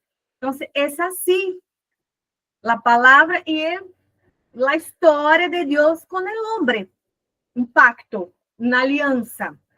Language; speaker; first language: Spanish; non-native, fluent; Portuguese